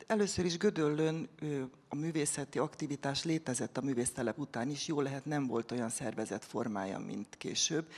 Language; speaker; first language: Hungarian; native; Hungarian